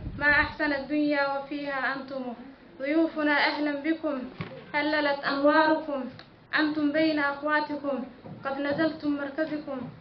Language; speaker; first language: Arabic; non-native, local second language; Somali